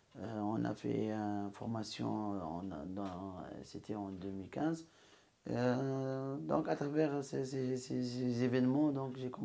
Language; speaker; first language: French; non-native, local second language; Arabic